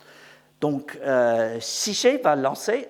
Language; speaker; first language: French; non-native, learner; English